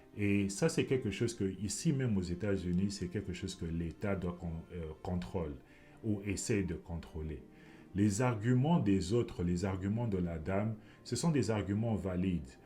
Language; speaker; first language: French; non-native, local second language; Lingala